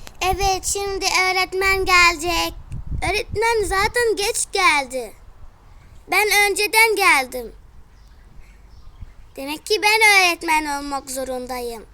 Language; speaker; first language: Turkish; early bilingual, heritage; Turkish